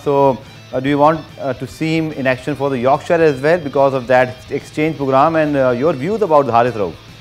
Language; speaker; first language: English; non-native, local second language; Urdu